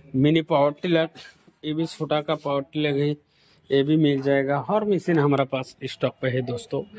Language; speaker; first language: Hindi; non-native, local second language; Bangla